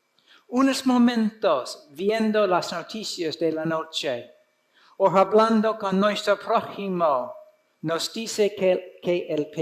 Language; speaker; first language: Spanish; non-native, fluent; English